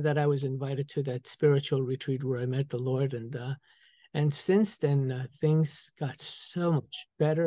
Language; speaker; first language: English; early bilingual, other home language; Spanish